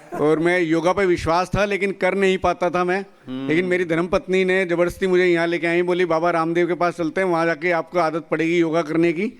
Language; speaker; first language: Hindi; native; Hindi